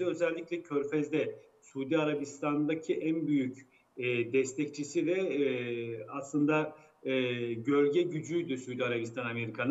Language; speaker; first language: Turkish; native; Turkish